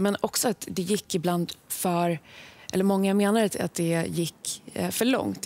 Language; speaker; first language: Swedish; native; Swedish